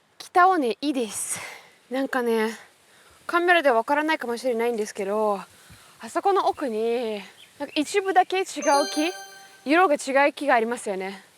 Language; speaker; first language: Japanese; non-native, fluent; Russian